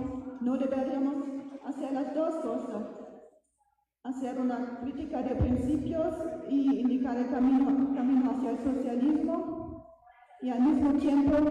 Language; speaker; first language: Spanish; non-native, fluent; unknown